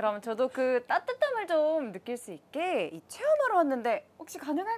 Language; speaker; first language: Korean; native; Korean